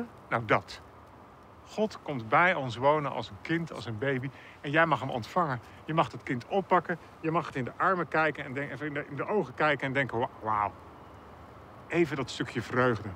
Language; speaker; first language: Dutch; native; Dutch